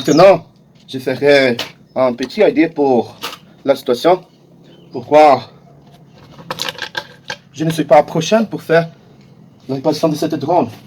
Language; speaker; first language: French; non-native, learner; Portuguese